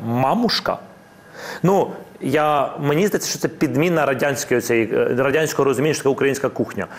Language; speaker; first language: Ukrainian; non-native, local second language; Russian